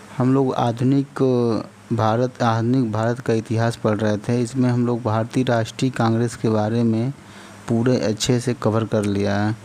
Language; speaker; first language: Hindi; native; Hindi